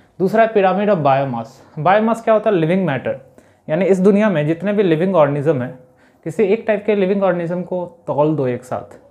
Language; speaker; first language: Hindi; native; Hindi